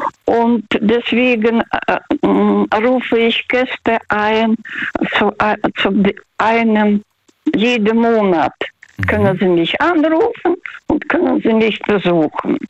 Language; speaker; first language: German; non-native, learner; Russian